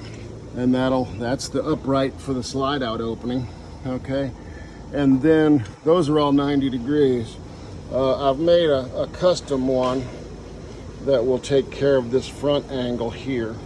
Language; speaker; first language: English; native; English